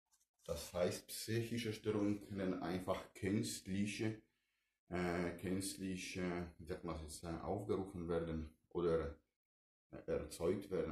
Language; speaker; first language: German; non-native, fluent; Polish